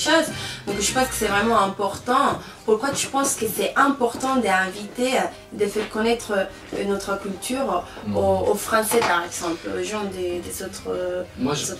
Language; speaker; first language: French; non-native, fluent; Spanish